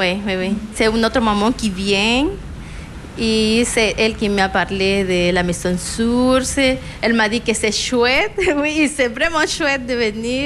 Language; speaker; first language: French; non-native, learner; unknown